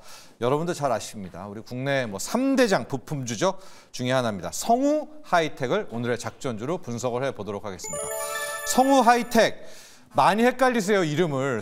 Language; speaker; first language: Korean; native; Korean